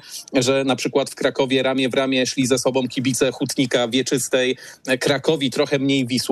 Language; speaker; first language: Polish; native; Polish